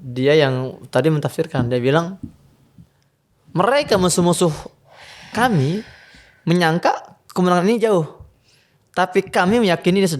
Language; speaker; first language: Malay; non-native, fluent; Arabic